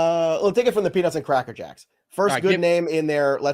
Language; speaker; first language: English; native; English